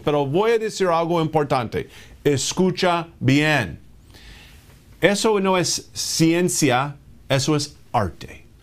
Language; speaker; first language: Spanish; non-native, fluent; English